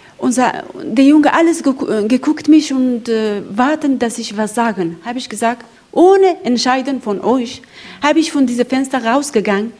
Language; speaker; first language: German; non-native, learner; Persian